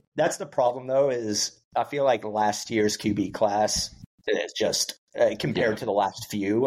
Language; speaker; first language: English; native; English